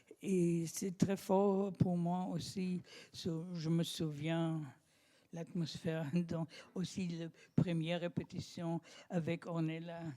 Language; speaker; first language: French; non-native, learner; German